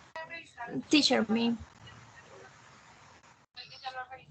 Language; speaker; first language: English; non-native, learner; Spanish